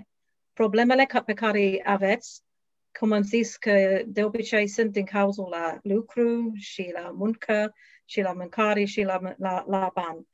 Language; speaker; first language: Romanian; non-native, learner; English